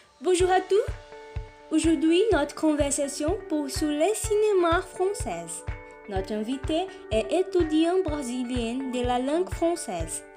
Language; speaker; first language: French; non-native, learner; Portuguese